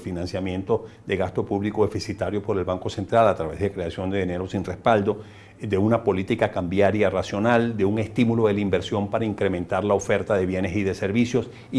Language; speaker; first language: Spanish; native; Spanish